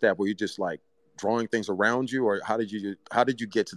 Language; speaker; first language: English; early bilingual, other home language; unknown